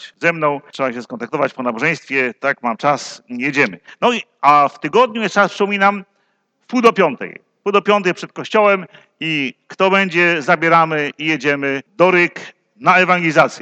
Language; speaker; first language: Polish; native; Polish